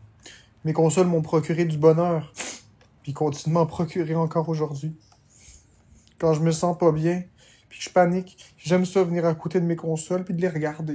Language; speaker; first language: French; native; French